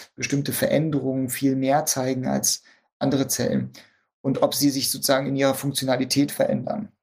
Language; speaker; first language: German; native; German